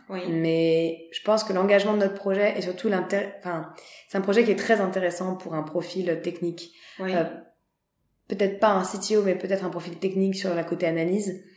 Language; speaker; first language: French; native; French